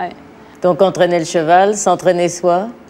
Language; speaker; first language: French; native; French